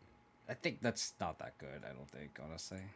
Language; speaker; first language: English; native; English